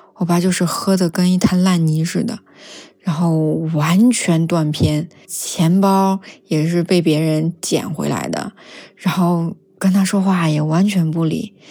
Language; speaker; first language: Chinese; native; Chinese